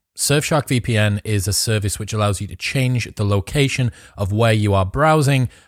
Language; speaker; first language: English; native; English